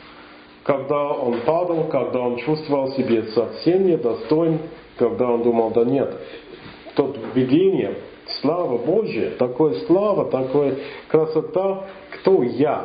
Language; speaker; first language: Russian; non-native, fluent; English